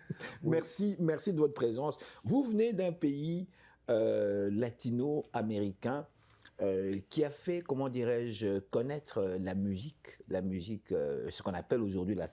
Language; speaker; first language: French; native; French